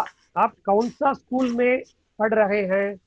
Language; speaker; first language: Hindi; non-native, learner; Tamil